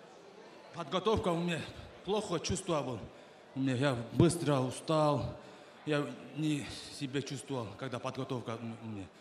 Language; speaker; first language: Russian; non-native, local second language; Kyrgyz